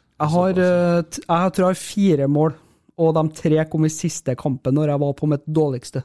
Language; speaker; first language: Norwegian; native; Norwegian